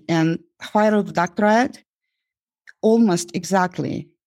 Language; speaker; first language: English; non-native, fluent; Uzbek